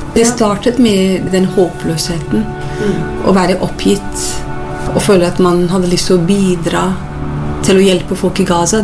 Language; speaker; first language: Norwegian; non-native, fluent; English